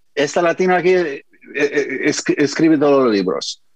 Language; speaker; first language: Spanish; early bilingual, heritage; Spanish